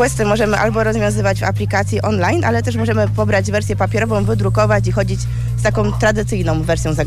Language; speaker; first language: Polish; native; Polish